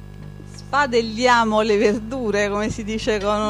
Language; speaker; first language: Italian; native; Italian